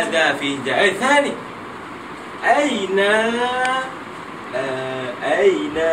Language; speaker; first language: Arabic; non-native, learner; Malay